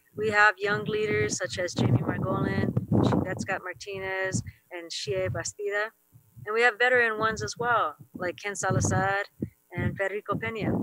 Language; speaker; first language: English; native; English